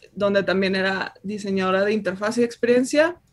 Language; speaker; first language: Spanish; native; Spanish